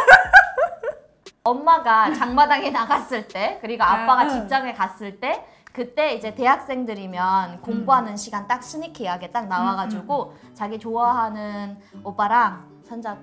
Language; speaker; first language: Korean; native; Korean